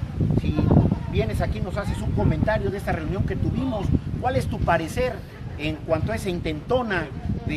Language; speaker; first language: Spanish; native; Spanish